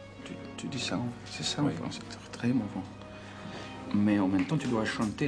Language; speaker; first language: French; non-native, learner; Italian